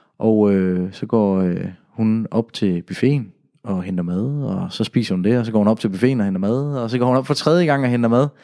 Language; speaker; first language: Danish; native; Danish